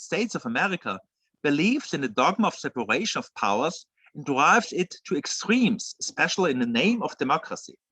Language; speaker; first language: English; non-native, fluent; German